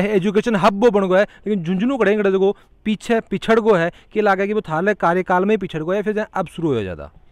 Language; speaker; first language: Hindi; native; Hindi